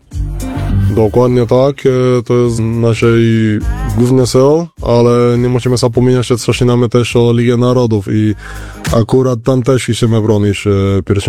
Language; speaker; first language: Polish; non-native, fluent; Spanish